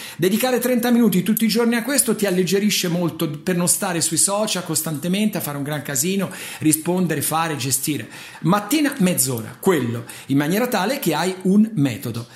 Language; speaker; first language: Italian; native; Italian